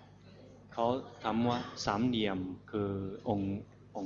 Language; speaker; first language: Thai; non-native, fluent; Chinese